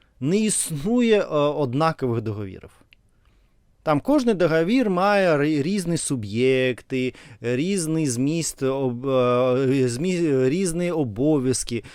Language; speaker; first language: Ukrainian; non-native, learner; Russian